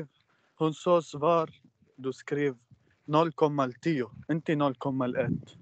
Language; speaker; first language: Swedish; non-native, learner; Arabic